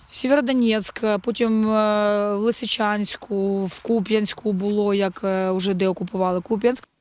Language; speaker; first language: Ukrainian; native; Ukrainian